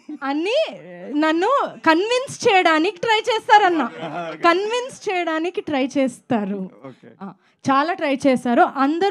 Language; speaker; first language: Telugu; non-native, fluent; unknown